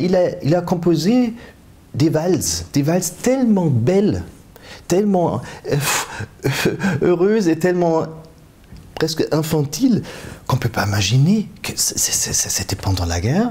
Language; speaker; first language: French; non-native, fluent; German